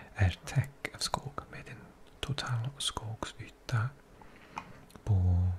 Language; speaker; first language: Swedish; non-native, learner; Welsh